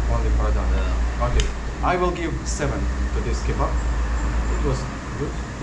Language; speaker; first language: English; non-native, fluent; Russian